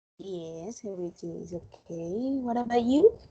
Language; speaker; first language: English; non-native, learner; Spanish